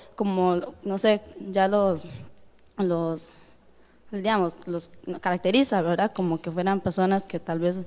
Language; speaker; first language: Spanish; non-native, local second language; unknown